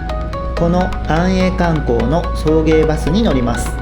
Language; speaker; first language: Japanese; native; Japanese